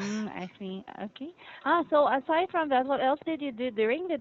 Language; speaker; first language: English; non-native, fluent; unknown